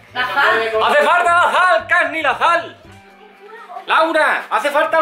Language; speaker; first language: Spanish; native; Spanish